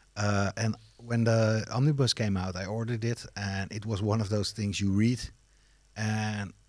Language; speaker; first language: English; non-native, fluent; Dutch